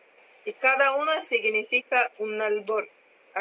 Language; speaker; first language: Spanish; non-native, learner; Portuguese